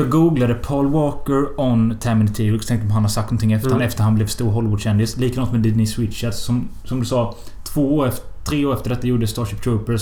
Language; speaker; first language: Swedish; native; Swedish